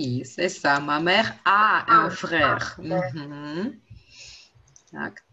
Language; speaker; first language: French; non-native, fluent; Russian